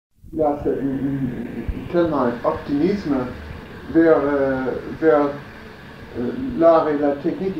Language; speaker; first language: French; non-native, fluent; English